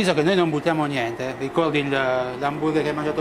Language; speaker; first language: Italian; native; Italian